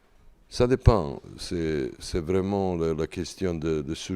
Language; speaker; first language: French; non-native, learner; Serbian